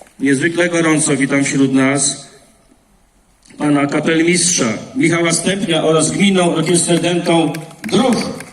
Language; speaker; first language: Polish; native; Polish